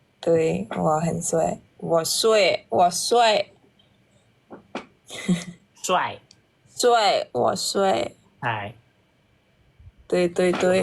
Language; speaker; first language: Chinese; non-native, learner; Thai